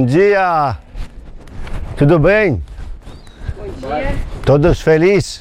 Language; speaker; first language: Portuguese; non-native, learner; Polish